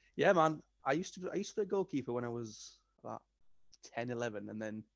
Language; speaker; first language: English; native; English